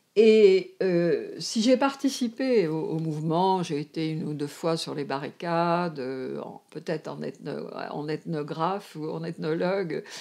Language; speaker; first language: French; native; French